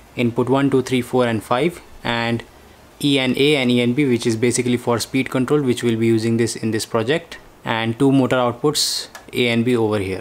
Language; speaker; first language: English; non-native, local second language; Hindi